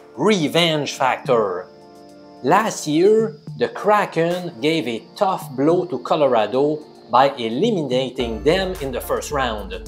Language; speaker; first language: English; non-native, fluent; French